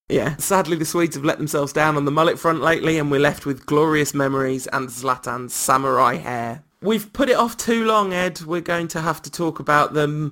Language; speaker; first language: English; early bilingual, other home language; French